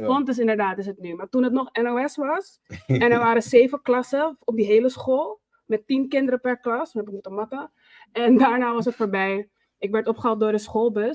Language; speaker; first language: Dutch; native; Dutch